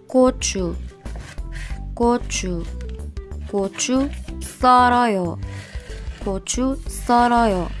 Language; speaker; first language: Korean; non-native, fluent; Spanish